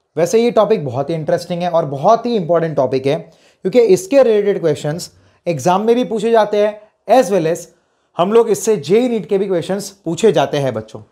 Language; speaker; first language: Hindi; non-native, local second language; Gujarati